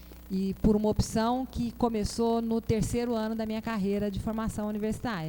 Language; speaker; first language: Portuguese; native; Portuguese